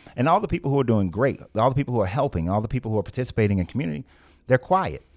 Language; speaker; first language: English; native; English